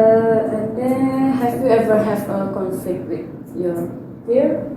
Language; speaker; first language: English; non-native, learner; Indonesian